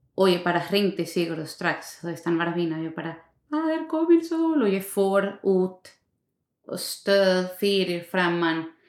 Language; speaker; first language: Icelandic; non-native, learner; Spanish